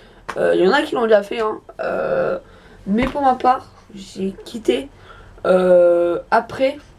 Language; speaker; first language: French; native; French